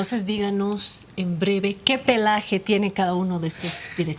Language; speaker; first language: Spanish; native; Spanish